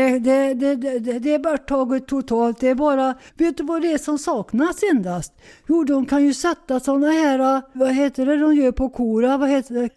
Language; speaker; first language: Swedish; native; Swedish